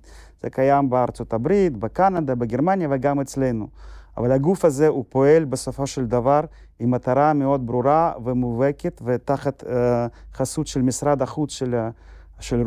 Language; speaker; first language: Hebrew; non-native, fluent; Russian